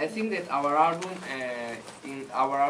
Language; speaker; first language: English; non-native, learner; Italian